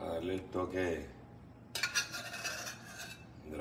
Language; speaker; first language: Spanish; native; Spanish